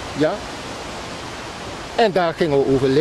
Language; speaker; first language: Dutch; native; Dutch